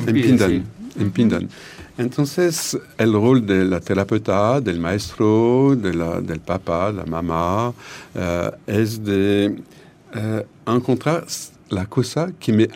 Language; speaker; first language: Spanish; non-native, learner; French